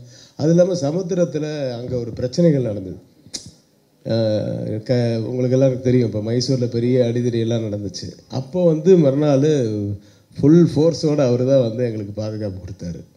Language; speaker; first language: Tamil; native; Tamil